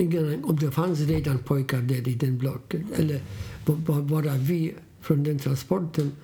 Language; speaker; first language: Swedish; non-native, fluent; Polish